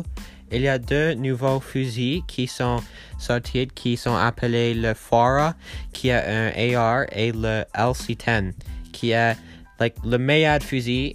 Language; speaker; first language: French; non-native, learner; English